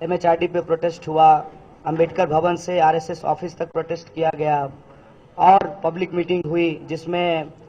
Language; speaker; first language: Hindi; native; Hindi